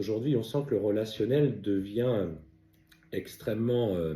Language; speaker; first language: French; native; French